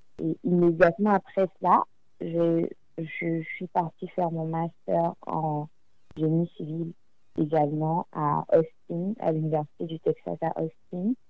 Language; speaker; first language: French; native; French